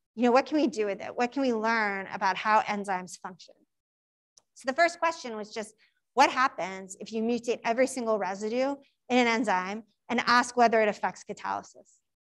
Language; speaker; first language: English; native; English